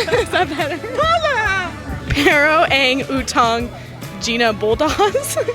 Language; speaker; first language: Cebuano; non-native, learner; English